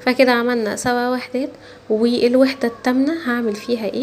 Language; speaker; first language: Arabic; native; Arabic